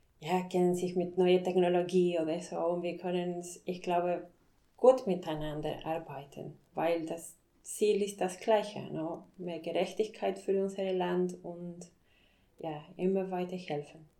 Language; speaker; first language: German; non-native, fluent; Spanish